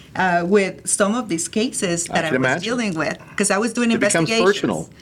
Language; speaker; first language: English; early bilingual, other home language; Spanish